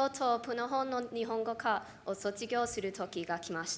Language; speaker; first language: Japanese; non-native, learner; English